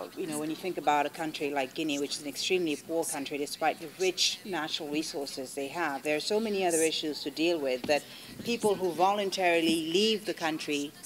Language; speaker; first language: English; non-native, fluent; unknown